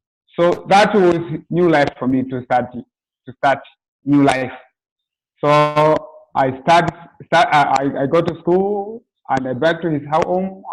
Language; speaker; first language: English; non-native, local second language; Swahili